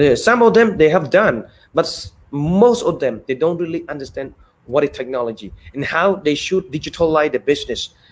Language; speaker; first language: English; non-native, fluent; Khmer